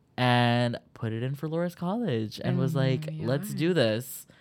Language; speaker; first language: English; early bilingual, other home language; Spanish